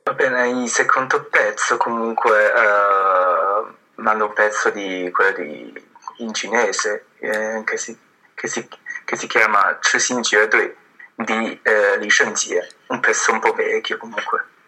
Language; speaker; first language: Italian; non-native, fluent; Chinese